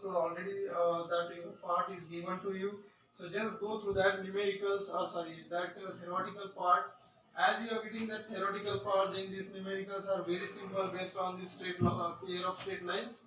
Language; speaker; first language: English; non-native, local second language; Marathi